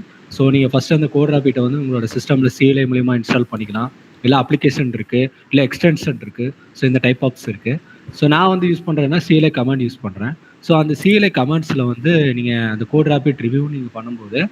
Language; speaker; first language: Tamil; native; Tamil